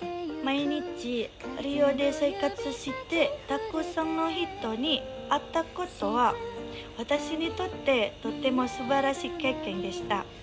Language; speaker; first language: Japanese; non-native, learner; Indonesian